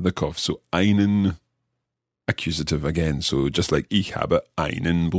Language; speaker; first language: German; non-native, learner; English